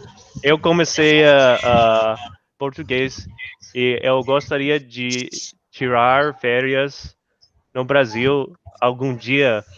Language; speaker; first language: Portuguese; non-native, learner; English